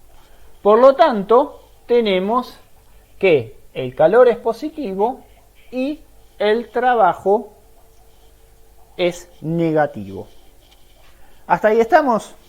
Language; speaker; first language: Spanish; native; Spanish